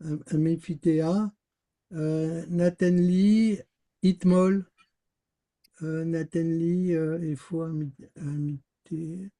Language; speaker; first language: Hebrew; non-native, learner; French